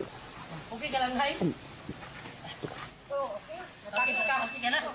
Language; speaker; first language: Filipino; non-native, local second language; Cebuano